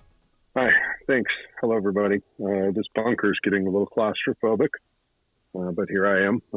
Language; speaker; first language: English; native; English